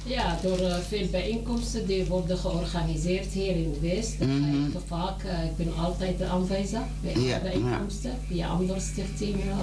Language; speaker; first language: Dutch; non-native, learner; Arabic